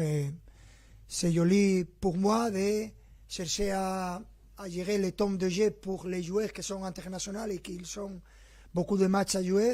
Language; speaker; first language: French; non-native, fluent; Spanish